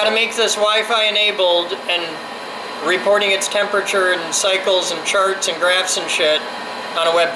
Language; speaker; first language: English; native; English